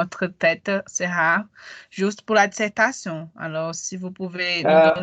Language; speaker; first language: French; non-native, learner; Portuguese